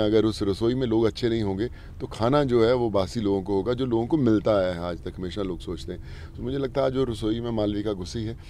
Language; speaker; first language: Hindi; native; Hindi